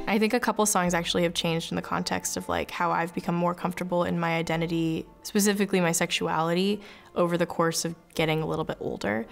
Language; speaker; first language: English; native; English